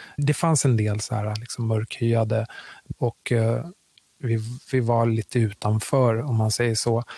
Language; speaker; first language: Swedish; native; Swedish